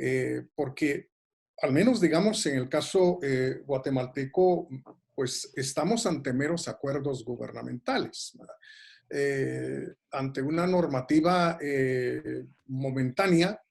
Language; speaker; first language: Spanish; native; Spanish